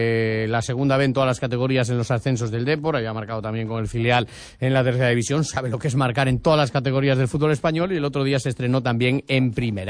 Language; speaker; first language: Spanish; native; Spanish